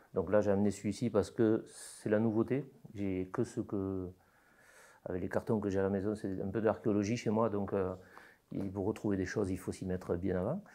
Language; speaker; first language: French; native; French